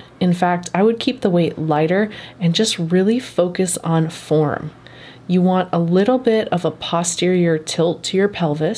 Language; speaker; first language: English; native; English